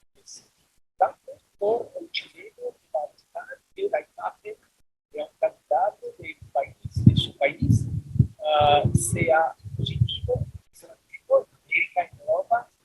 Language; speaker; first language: Spanish; non-native, fluent; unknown